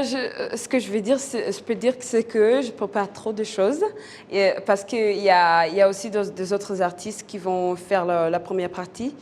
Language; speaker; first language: French; non-native, local second language; Kinyarwanda